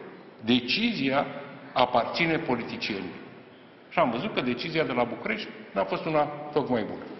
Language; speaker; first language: Romanian; native; Romanian